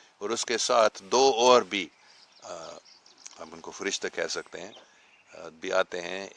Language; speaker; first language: Urdu; non-native, local second language; English